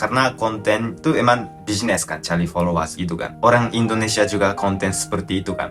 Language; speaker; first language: Indonesian; non-native, fluent; Japanese